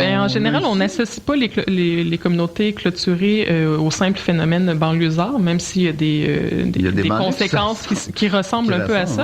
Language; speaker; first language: French; native; French